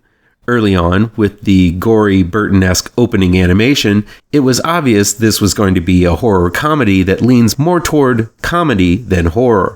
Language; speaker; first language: English; native; English